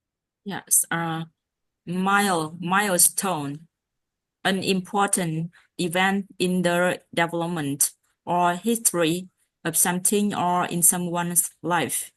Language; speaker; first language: English; non-native, learner; Vietnamese